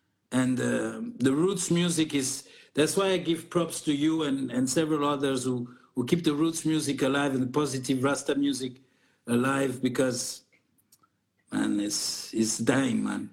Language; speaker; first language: English; non-native, fluent; Portuguese